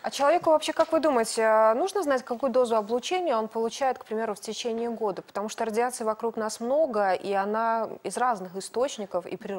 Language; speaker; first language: Russian; native; Russian